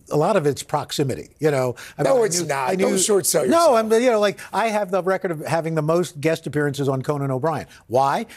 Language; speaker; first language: English; native; English